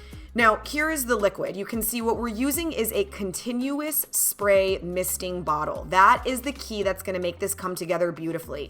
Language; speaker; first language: English; native; English